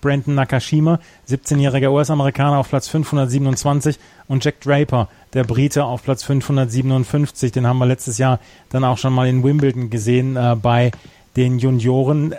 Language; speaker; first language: German; native; German